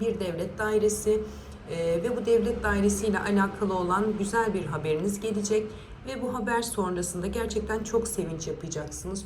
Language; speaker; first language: Turkish; native; Turkish